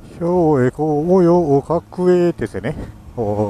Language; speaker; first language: Japanese; native; Japanese